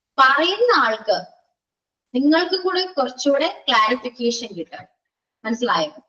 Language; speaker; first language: Malayalam; native; Malayalam